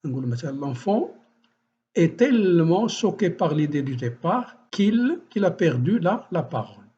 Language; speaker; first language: French; non-native, local second language; Arabic